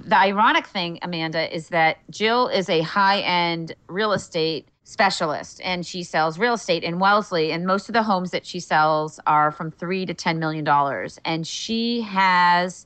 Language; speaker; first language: English; native; English